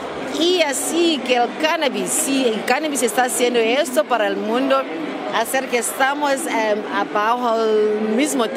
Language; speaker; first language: Spanish; non-native, fluent; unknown